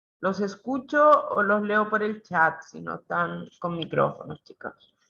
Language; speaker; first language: Spanish; native; Spanish